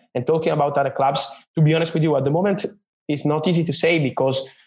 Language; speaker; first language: English; non-native, fluent; Italian